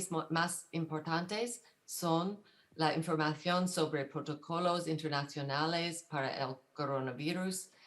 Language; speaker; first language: Spanish; non-native, fluent; English